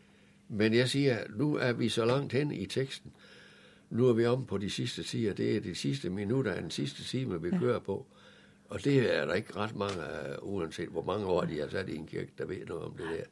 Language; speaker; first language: Danish; native; Danish